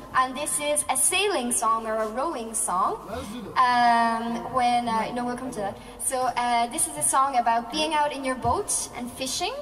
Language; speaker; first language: English; non-native, local second language; Irish